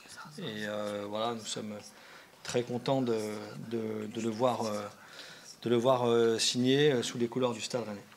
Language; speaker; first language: French; native; French